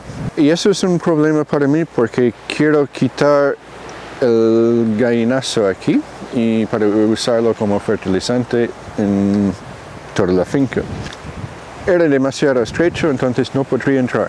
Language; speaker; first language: Spanish; non-native, fluent; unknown